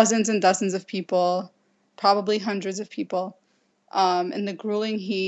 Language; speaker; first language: English; native; English